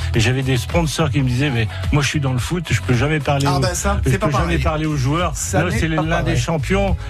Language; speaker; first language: French; native; French